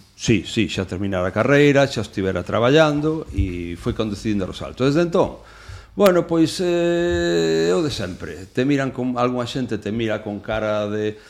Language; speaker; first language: Galician; non-native, local second language; Spanish